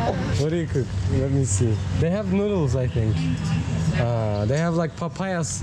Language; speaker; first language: English; non-native, fluent; Turkish